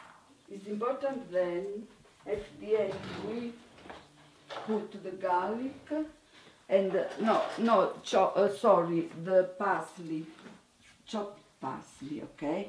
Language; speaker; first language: English; non-native, learner; Italian